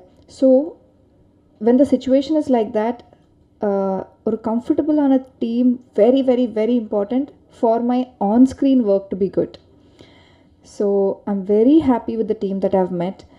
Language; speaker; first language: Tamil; non-native, local second language; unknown